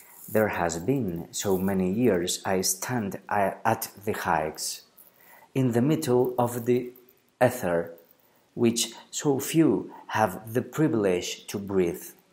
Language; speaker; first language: English; non-native, fluent; Greek